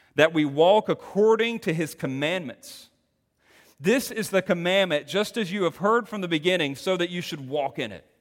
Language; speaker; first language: English; native; English